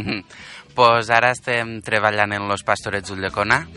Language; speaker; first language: Catalan; native; Catalan